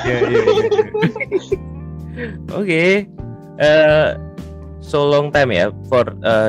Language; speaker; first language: English; non-native, learner; Indonesian